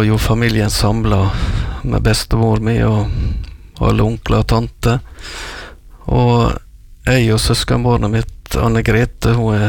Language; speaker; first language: Norwegian; native; Norwegian